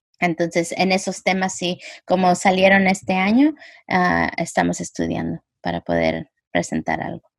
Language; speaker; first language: Spanish; early bilingual, heritage; Spanish